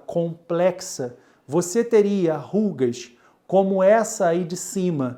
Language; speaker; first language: Portuguese; native; Portuguese